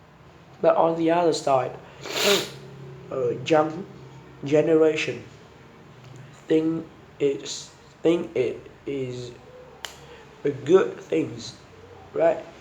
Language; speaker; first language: English; non-native, learner; Vietnamese